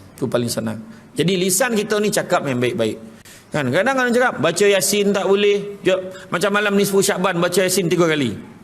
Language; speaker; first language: Malay; native; Malay